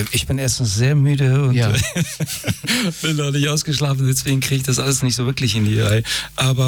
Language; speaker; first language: German; early bilingual, other home language; Persian